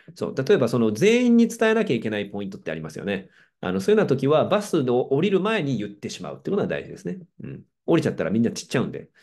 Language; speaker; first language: Japanese; native; Japanese